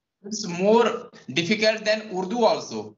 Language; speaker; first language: English; non-native, local second language; Hindi